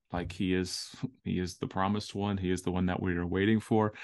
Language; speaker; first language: English; native; English